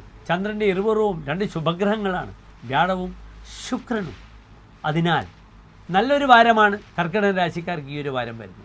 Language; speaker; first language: Malayalam; native; Malayalam